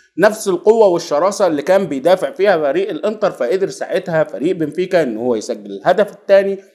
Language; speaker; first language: Arabic; native; Arabic